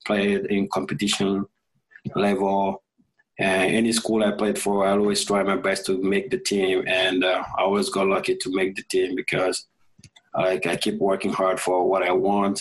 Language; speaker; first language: English; non-native, fluent; French